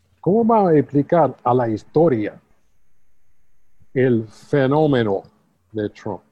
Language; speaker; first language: Spanish; early bilingual, heritage; English